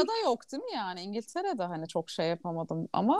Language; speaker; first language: Turkish; native; Turkish